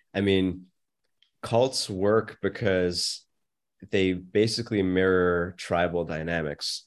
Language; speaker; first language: English; native; English